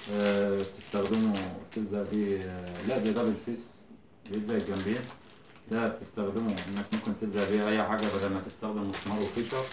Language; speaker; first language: Arabic; native; Arabic